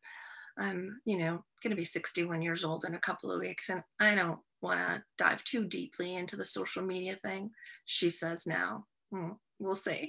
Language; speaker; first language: English; native; English